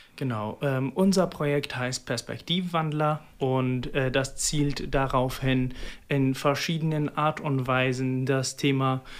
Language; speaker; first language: German; non-native, fluent; Kurdish